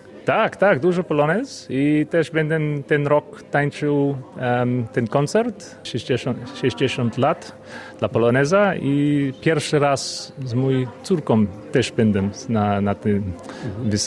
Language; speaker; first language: Polish; early bilingual, heritage; Polish